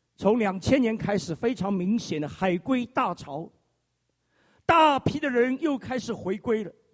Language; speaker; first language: Chinese; native; Chinese